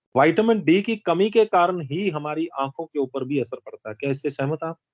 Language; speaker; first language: Hindi; non-native, local second language; Punjabi